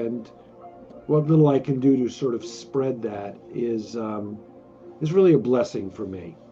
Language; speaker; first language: English; native; English